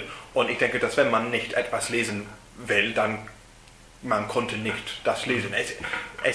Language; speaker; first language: German; non-native, learner; English